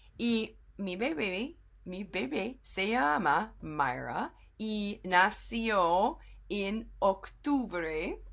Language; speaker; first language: Spanish; non-native, fluent; English